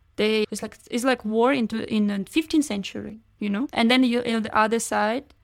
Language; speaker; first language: English; non-native, fluent; Ukrainian